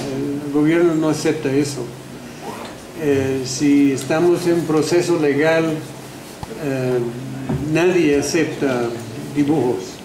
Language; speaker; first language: Spanish; non-native, fluent; English